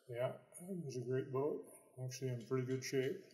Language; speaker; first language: English; native; English